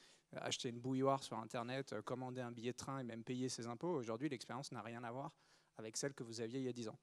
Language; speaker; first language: French; native; French